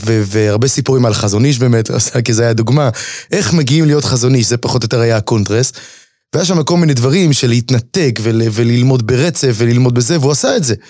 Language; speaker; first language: Hebrew; native; Hebrew